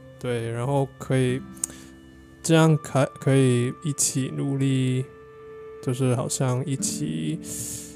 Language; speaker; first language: Chinese; non-native, learner; English